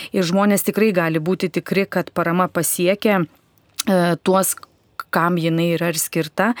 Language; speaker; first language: Lithuanian; native; Lithuanian